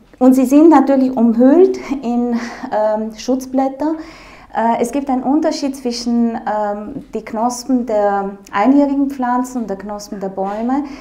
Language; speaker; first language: German; non-native, fluent; Romanian